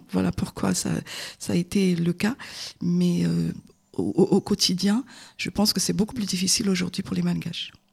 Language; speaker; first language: French; non-native, local second language; Malagasy